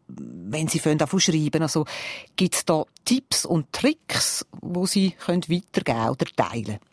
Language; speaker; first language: German; native; German